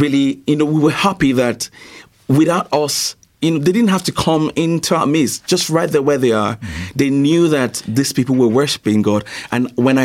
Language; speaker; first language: English; non-native, local second language; Yoruba